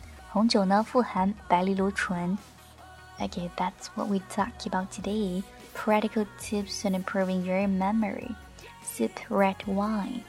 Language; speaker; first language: English; non-native, fluent; Chinese